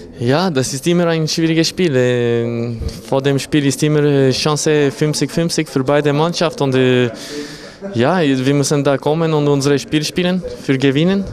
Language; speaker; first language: German; non-native, local second language; French